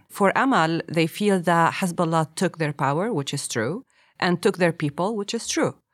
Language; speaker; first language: English; non-native, fluent; Arabic